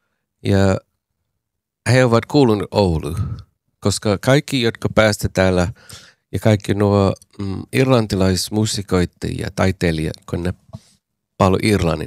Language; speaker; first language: Finnish; non-native, learner; English